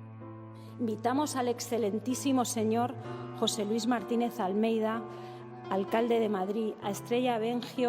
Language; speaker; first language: Spanish; native; Spanish